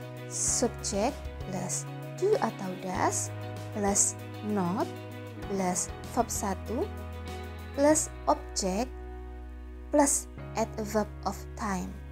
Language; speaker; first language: English; non-native, fluent; Indonesian